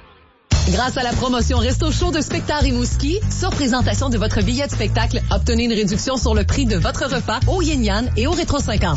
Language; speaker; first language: French; native; French